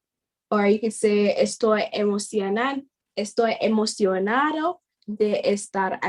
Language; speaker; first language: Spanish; non-native, fluent; English